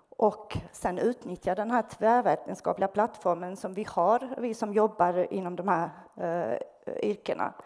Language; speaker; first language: Swedish; non-native, fluent; Bosnian